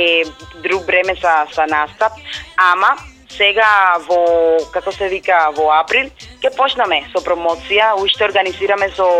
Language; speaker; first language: Macedonian; non-native, learner; Spanish